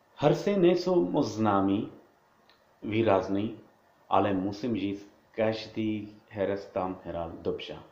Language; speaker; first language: Czech; non-native, learner; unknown